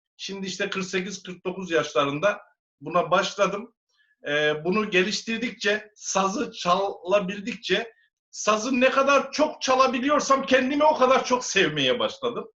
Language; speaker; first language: Turkish; native; Turkish